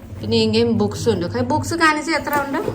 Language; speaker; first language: Malayalam; non-native, learner; Nepali